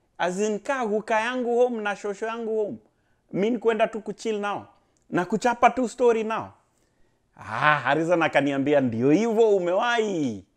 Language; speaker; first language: Swahili; native; Swahili